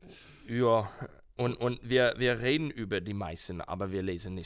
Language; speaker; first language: German; non-native, fluent; English